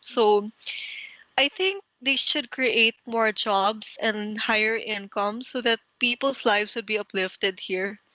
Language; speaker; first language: English; non-native, local second language; Filipino